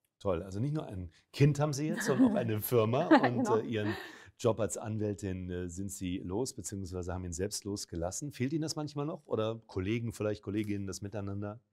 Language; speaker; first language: German; native; German